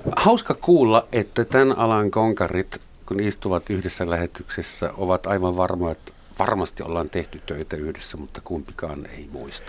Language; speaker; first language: Finnish; non-native, fluent; German